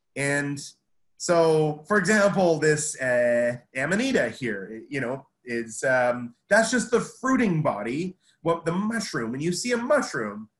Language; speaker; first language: English; native; English